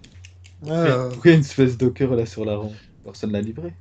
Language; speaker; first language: French; native; French